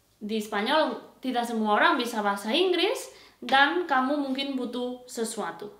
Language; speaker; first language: Indonesian; non-native, fluent; Spanish